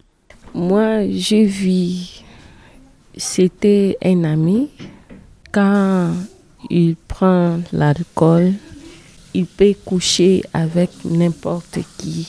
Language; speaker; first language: French; non-native, learner; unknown